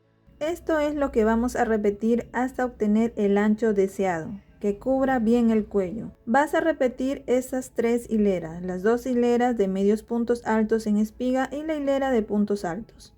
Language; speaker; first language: Spanish; native; Spanish